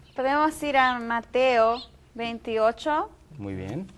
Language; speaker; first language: Spanish; native; Spanish